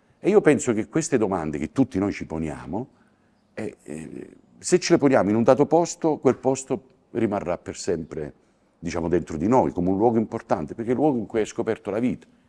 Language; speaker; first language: Italian; native; Italian